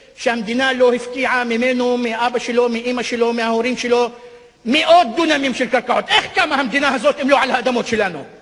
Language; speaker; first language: Hebrew; non-native, local second language; Arabic